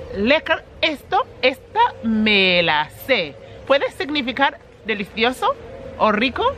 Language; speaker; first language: Spanish; non-native, fluent; English